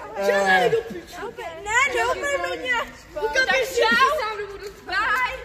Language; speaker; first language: Czech; native; Czech